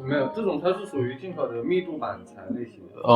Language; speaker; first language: Chinese; native; Chinese